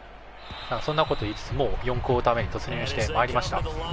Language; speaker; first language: Japanese; native; Japanese